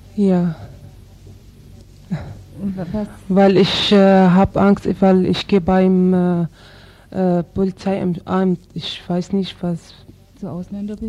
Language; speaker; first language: German; non-native, learner; Arabic